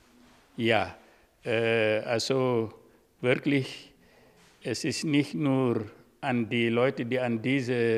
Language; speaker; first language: German; non-native, learner; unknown